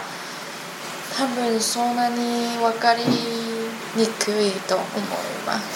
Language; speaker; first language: Japanese; non-native, learner; Chinese